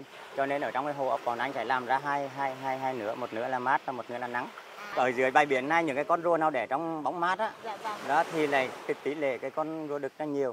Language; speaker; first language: Vietnamese; native; Vietnamese